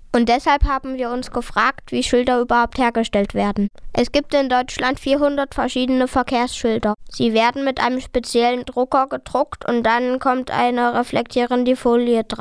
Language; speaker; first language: German; native; German